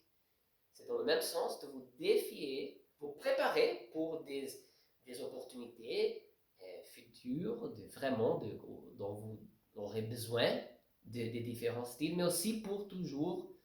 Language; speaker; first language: French; non-native, fluent; Portuguese